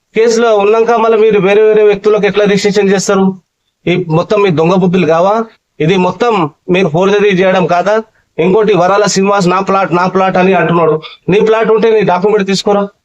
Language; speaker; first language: Telugu; non-native, local second language; Lambadi